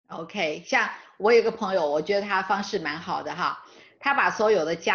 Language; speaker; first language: Chinese; native; Chinese